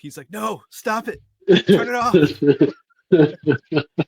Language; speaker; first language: English; native; English